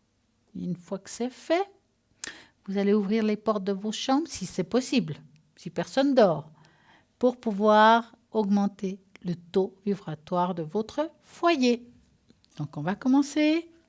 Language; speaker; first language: French; native; French